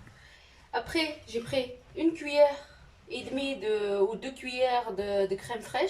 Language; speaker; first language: French; non-native, local second language; Arabic